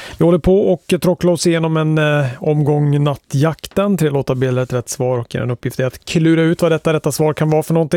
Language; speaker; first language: Swedish; native; Swedish